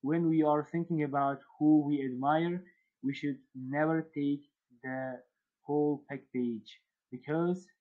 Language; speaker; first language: English; non-native, fluent; Uzbek